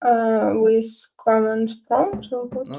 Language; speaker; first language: English; non-native, learner; Russian